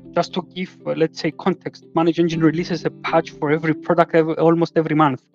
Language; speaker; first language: English; non-native, fluent; Greek